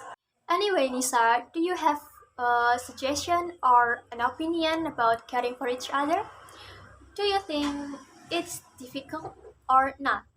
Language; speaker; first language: English; non-native, learner; Indonesian